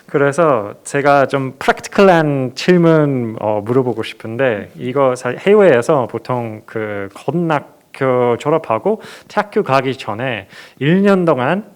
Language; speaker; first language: Korean; non-native, fluent; English